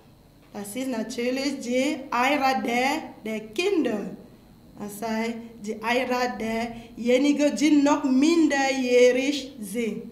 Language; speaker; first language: German; non-native, fluent; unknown